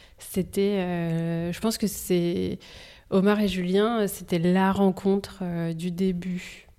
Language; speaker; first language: French; native; French